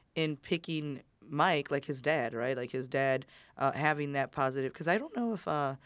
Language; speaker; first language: English; native; English